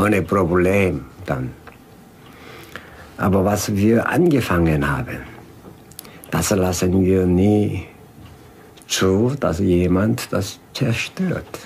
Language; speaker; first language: German; non-native, fluent; Korean